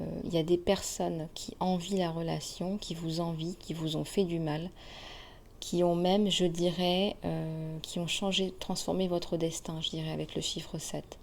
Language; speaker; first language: French; native; French